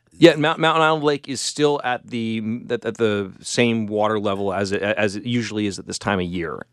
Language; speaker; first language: English; native; English